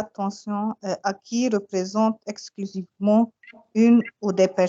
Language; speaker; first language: French; non-native, local second language; Arabic